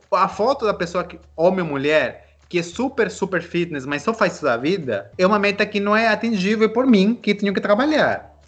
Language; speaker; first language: Portuguese; non-native, fluent; Spanish